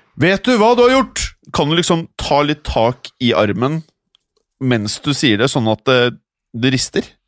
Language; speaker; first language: Norwegian; early bilingual, other home language; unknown